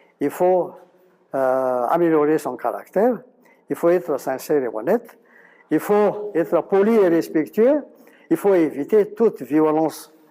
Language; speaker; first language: French; non-native, local second language; Malagasy